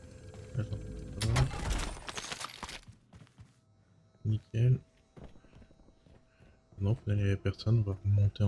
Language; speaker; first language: French; native; French